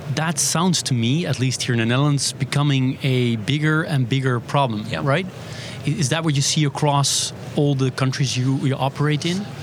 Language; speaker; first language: English; non-native, fluent; Dutch